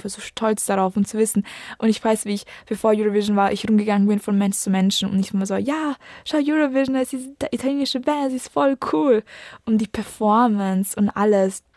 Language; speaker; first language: German; early bilingual, other home language; Italian